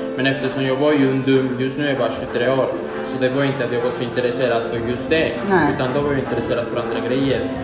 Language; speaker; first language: Swedish; early bilingual, other home language; Spanish